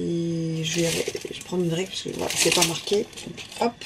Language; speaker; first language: French; native; French